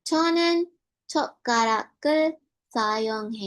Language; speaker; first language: Korean; non-native, learner; English